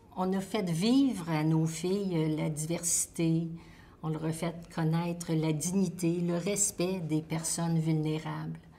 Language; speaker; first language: French; native; French